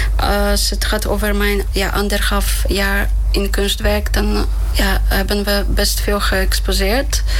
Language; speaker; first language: Dutch; non-native, fluent; Polish